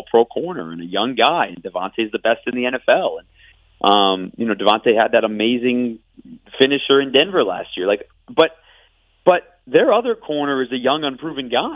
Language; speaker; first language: English; native; English